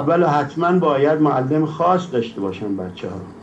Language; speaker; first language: Persian; native; Persian